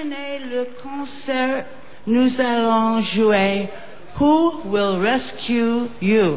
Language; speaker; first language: French; non-native, learner; English